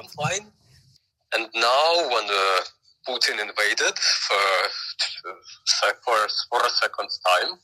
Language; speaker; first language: English; non-native, fluent; Ukrainian